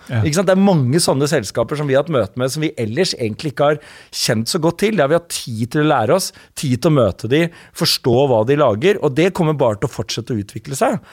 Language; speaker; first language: Norwegian; native; Norwegian